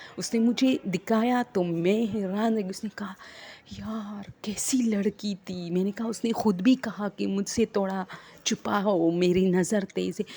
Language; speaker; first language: Urdu; non-native, local second language; Pashto